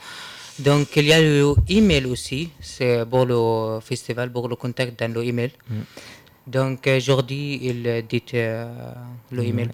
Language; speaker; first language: French; non-native, learner; Arabic